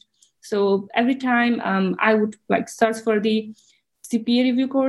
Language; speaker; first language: English; non-native, local second language; Nepali